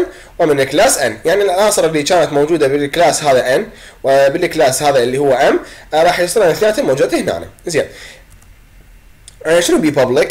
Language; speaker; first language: Arabic; native; Arabic